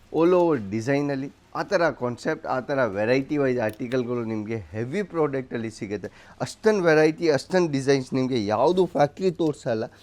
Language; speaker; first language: Kannada; non-native, local second language; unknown